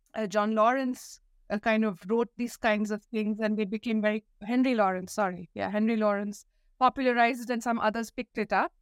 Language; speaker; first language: English; non-native, local second language; Hindi